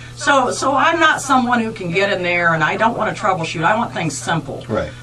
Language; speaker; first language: English; native; English